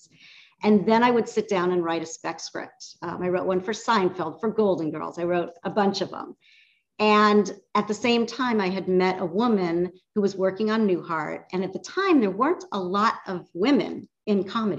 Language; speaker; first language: English; native; English